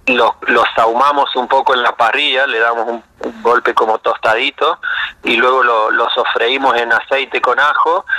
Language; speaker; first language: Spanish; native; Spanish